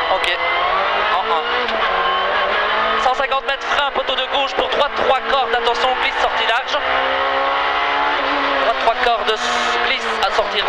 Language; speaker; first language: French; native; French